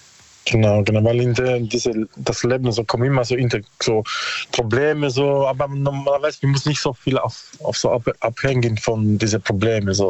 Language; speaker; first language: German; non-native, learner; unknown